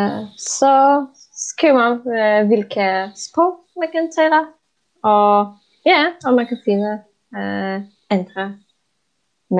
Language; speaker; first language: Danish; non-native, fluent; Polish